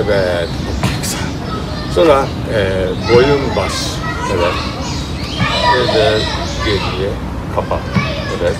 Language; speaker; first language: Turkish; non-native, learner; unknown